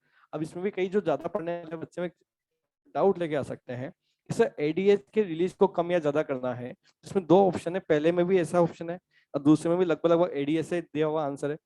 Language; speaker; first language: Hindi; native; Hindi